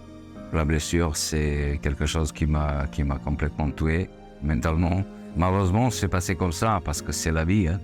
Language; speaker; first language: French; non-native, fluent; Serbian